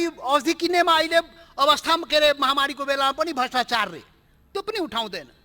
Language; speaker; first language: Nepali; non-native, local second language; Maithili